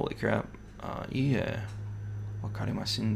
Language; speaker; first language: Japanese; non-native, learner; English